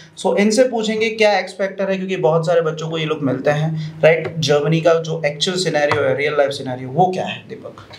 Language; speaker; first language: Hindi; non-native, local second language; Punjabi